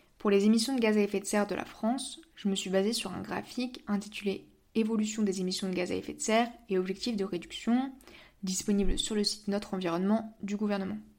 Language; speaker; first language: French; native; French